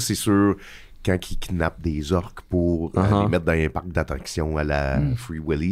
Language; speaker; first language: French; native; French